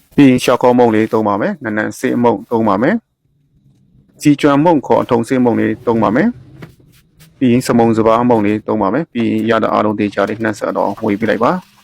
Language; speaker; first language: Burmese; non-native, local second language; Shan